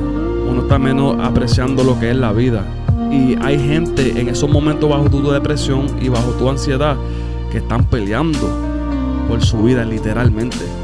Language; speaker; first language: Spanish; early bilingual, heritage; Spanish